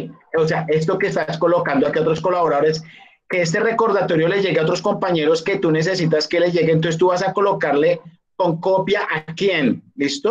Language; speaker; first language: Spanish; native; Spanish